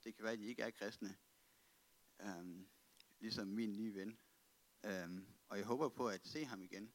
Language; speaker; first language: Danish; native; Danish